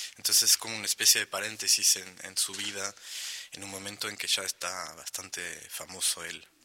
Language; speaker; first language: Spanish; non-native, fluent; French